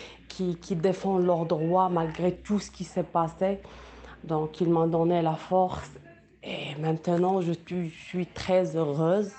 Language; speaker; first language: French; non-native, local second language; Arabic